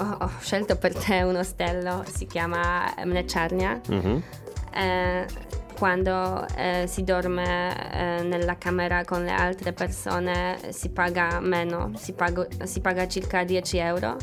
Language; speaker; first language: Italian; non-native, fluent; Polish